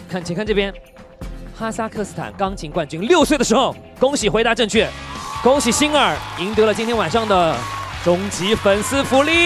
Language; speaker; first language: Chinese; native; Chinese